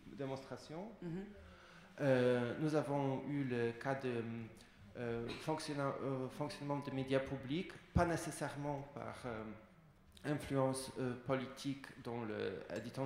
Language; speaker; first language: French; non-native, fluent; Polish